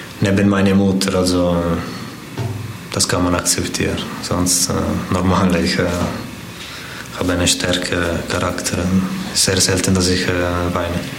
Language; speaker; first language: German; non-native, fluent; Italian